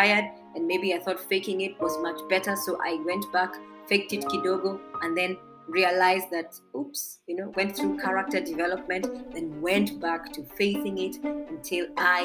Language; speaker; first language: English; non-native, local second language; Embu